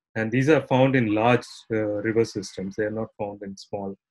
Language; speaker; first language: English; non-native, local second language; Tamil